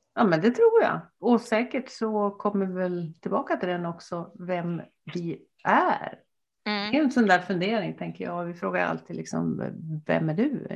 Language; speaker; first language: Swedish; native; Swedish